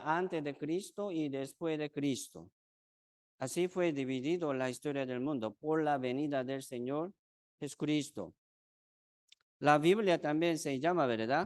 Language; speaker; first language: Spanish; non-native, fluent; Korean